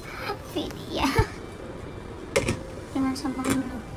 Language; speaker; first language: Vietnamese; non-native, learner; Indonesian